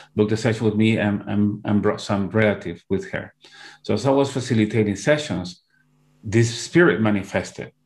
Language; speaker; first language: English; non-native, fluent; Spanish